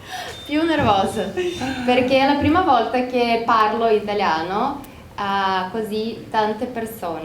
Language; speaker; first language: Italian; non-native, learner; Portuguese